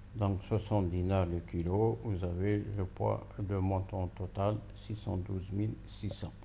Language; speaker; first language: French; non-native, local second language; Arabic